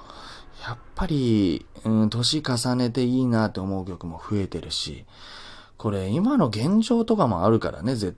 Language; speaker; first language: Japanese; native; Japanese